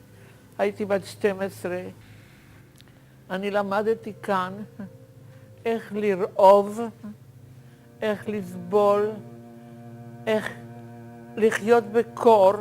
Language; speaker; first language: Hebrew; non-native, fluent; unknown